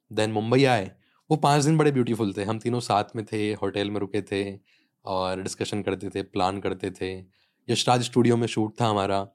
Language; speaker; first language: Hindi; native; Hindi